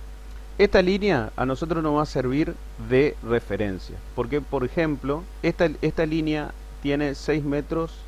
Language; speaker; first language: Spanish; native; Spanish